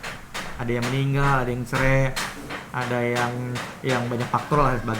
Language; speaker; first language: Indonesian; native; Indonesian